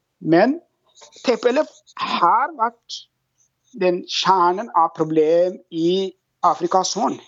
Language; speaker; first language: Norwegian; non-native, fluent; Oromo